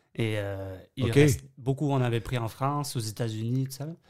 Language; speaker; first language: French; native; French